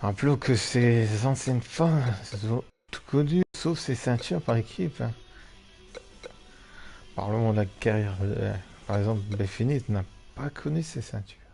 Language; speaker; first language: French; native; French